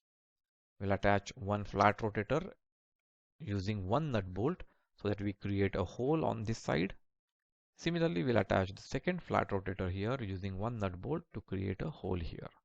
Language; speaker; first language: English; non-native, local second language; Marathi